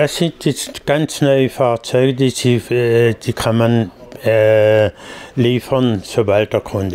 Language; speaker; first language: German; non-native, fluent; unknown